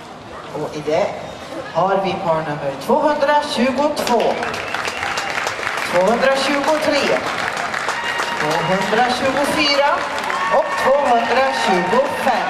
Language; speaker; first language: Swedish; native; Swedish